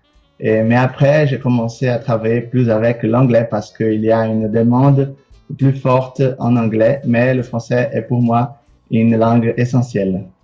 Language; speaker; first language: French; non-native, fluent; Portuguese